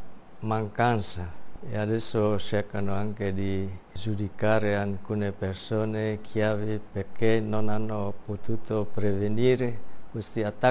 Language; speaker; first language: Italian; non-native, fluent; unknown